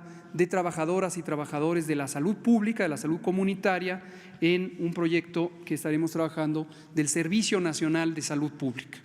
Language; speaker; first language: Spanish; native; Spanish